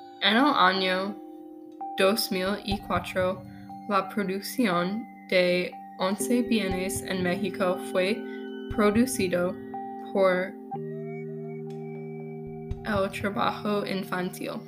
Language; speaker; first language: Spanish; non-native, learner; English